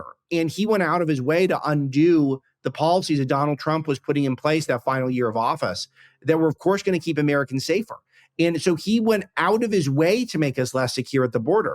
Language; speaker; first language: English; native; English